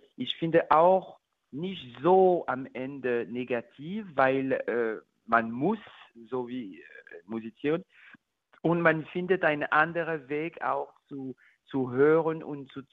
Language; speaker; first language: German; non-native, learner; French